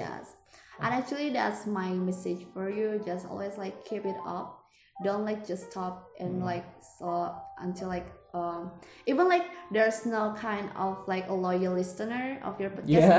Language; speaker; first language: English; non-native, learner; Indonesian